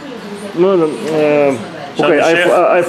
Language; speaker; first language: English; non-native, learner; Russian